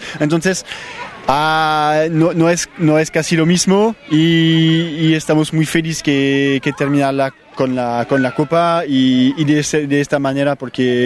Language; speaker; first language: Spanish; non-native, fluent; French